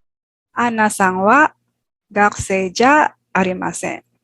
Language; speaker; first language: Japanese; non-native, fluent; Filipino